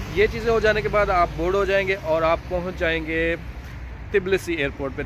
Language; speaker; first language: Urdu; non-native, local second language; Punjabi